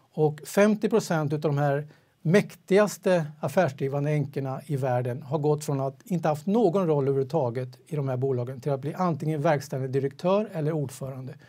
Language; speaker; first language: Swedish; native; Swedish